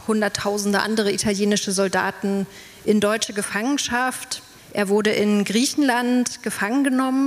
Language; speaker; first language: German; native; German